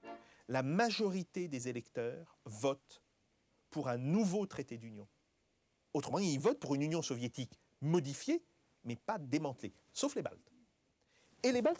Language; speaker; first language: French; native; French